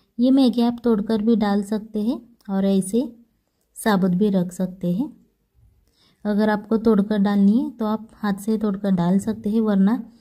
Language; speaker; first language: Hindi; non-native, local second language; Marathi